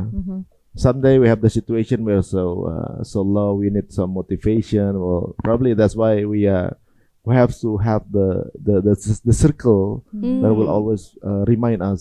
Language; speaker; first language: English; non-native, fluent; Indonesian